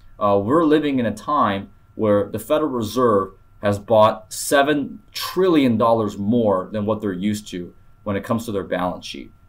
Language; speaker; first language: English; early bilingual, other home language; Korean